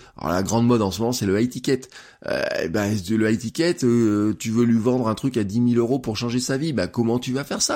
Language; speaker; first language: French; native; French